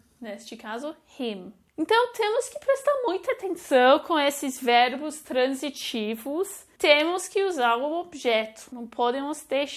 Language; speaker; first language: Portuguese; non-native, fluent; English